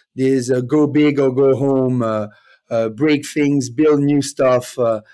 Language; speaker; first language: English; non-native, fluent; French